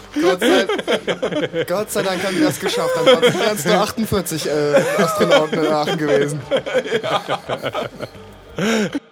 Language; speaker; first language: German; native; German